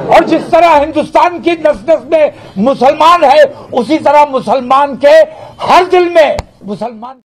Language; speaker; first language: Hindi; native; Hindi